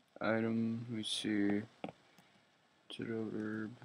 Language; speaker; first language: English; native; English